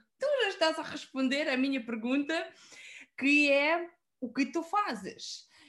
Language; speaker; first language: Portuguese; non-native, fluent; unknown